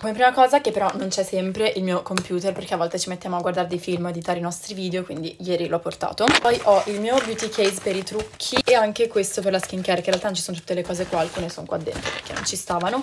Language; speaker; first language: Italian; native; Italian